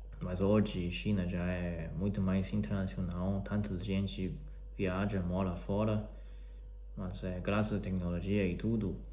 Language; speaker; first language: Portuguese; non-native, learner; Chinese